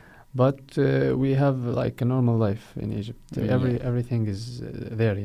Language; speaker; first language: English; non-native, fluent; Arabic